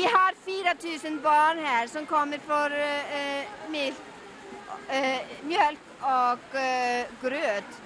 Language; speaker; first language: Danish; non-native, learner; Icelandic